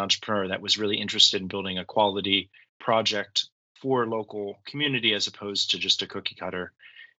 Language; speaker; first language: English; native; English